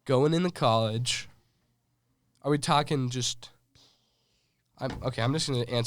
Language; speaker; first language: English; native; English